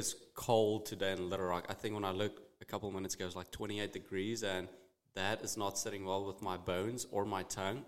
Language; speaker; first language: English; non-native, local second language; Afrikaans